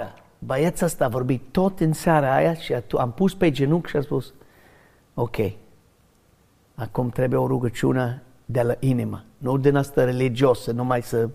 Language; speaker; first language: Romanian; non-native, learner; English